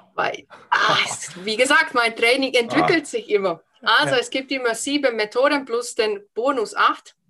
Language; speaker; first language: German; non-native, fluent; Finnish